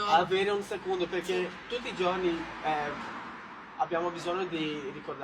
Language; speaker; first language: Italian; non-native, learner; Portuguese